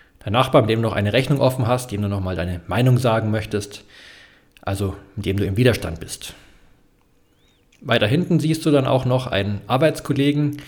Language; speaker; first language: German; native; German